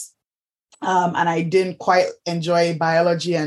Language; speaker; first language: English; non-native, local second language; Yoruba